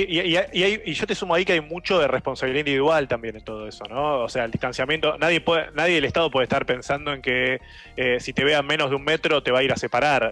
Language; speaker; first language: Spanish; native; Spanish